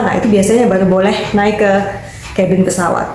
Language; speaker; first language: Indonesian; native; Indonesian